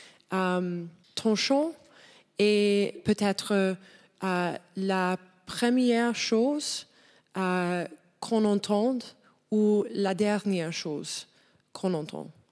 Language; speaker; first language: French; non-native, learner; English